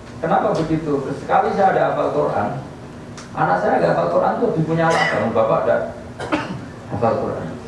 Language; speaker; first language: Malay; non-native, local second language; Javanese